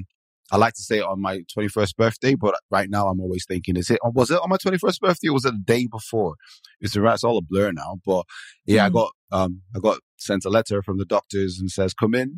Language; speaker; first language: English; non-native, local second language; Yoruba